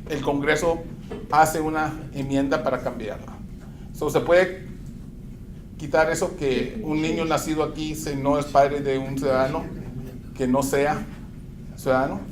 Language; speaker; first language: Spanish; non-native, fluent; English